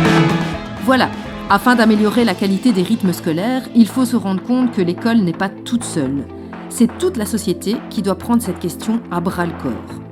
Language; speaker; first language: French; native; French